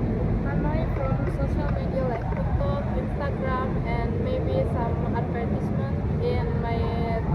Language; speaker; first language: English; non-native, learner; Indonesian